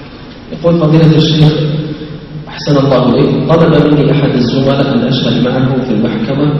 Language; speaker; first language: Arabic; native; Arabic